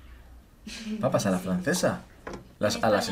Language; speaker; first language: Spanish; native; Spanish